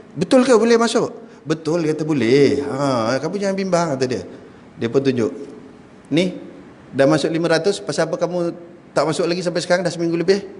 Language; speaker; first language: Malay; native; Malay